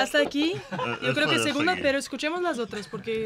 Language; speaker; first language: Spanish; non-native, fluent; Portuguese